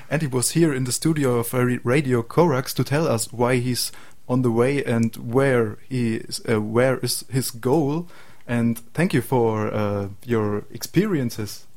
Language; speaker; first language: English; non-native, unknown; German